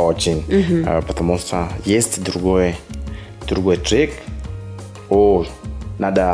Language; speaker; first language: Russian; non-native, learner; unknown